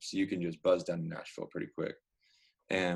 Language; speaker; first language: English; native; English